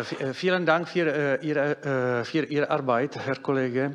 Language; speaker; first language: German; non-native, fluent; Czech